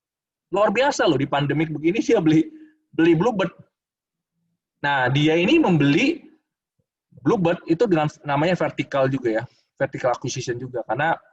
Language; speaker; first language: Indonesian; native; Indonesian